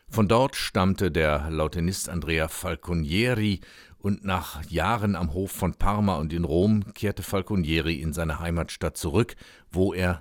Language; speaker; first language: German; native; German